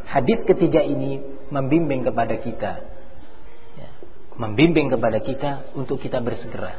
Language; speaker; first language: Indonesian; native; Indonesian